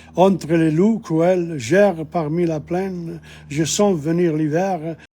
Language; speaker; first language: French; non-native, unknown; English